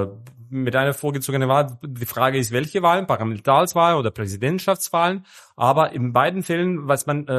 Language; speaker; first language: German; non-native, fluent; Serbian